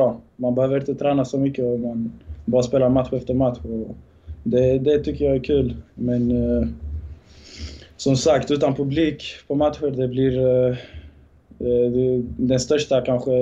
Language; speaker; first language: Swedish; early bilingual, other home language; Bosnian